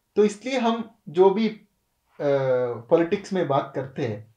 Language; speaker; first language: Hindi; non-native, local second language; Kannada